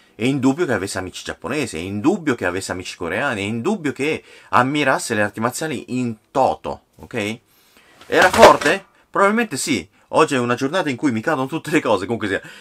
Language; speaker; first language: Italian; non-native, fluent; Korean